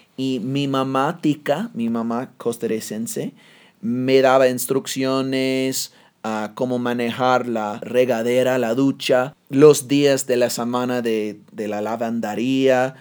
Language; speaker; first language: Spanish; non-native, fluent; English